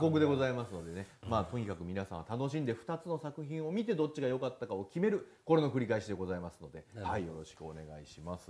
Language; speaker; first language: Japanese; native; Japanese